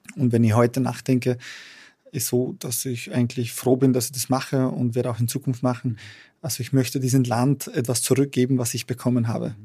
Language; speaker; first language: German; non-native, fluent; Albanian